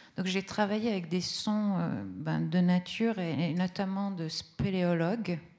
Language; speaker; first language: French; early bilingual, other home language; Italian